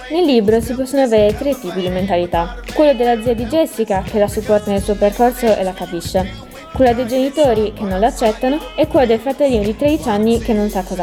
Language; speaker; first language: Italian; native; Italian